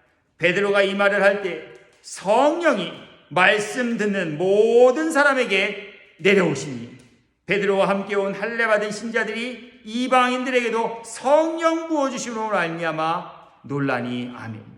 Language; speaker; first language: Korean; native; Korean